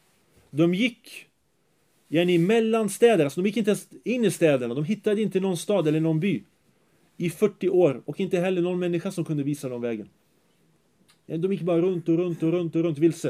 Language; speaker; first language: Swedish; early bilingual, other home language; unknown